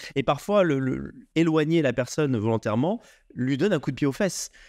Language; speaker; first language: French; native; French